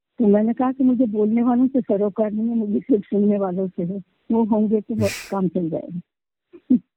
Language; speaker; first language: Hindi; non-native, local second language; Marathi